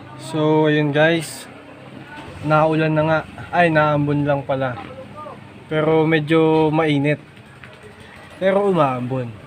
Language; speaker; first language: Filipino; native; Filipino